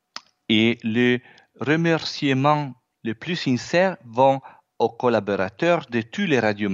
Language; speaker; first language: French; non-native, fluent; Italian